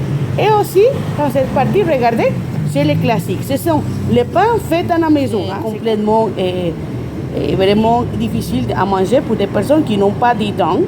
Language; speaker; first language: French; non-native, fluent; Spanish